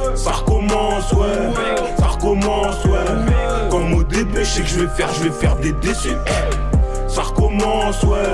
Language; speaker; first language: French; native; French